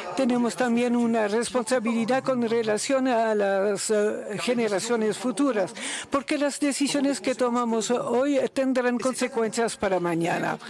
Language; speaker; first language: Spanish; non-native, learner; Luxembourgish